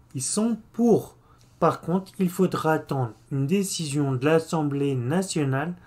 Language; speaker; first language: French; native; French